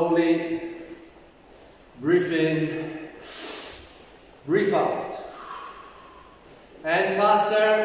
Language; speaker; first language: English; non-native, learner; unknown